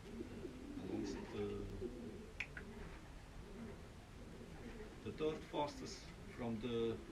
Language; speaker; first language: English; non-native, learner; Dutch